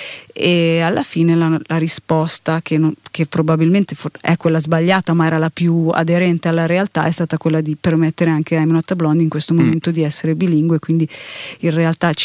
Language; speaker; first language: Italian; native; Italian